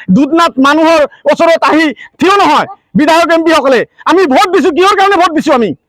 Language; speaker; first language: Assamese; non-native, local second language; Bangla